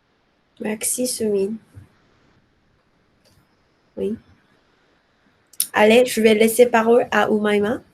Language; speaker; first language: French; non-native, learner; Korean